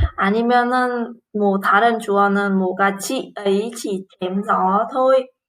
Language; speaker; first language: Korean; non-native, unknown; Vietnamese